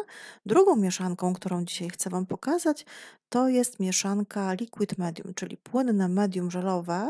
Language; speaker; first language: Polish; native; Polish